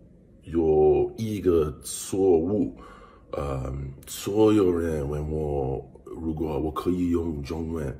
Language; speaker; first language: Chinese; non-native, learner; English